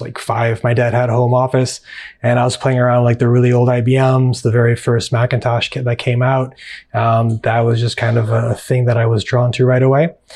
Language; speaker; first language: English; native; English